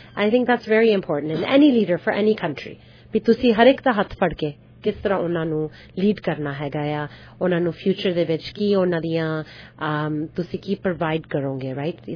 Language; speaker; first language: Punjabi; early bilingual, heritage; Punjabi